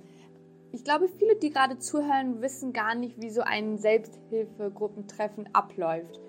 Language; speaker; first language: German; early bilingual, other home language; Turkish